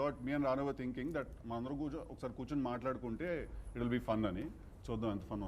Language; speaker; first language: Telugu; native; Telugu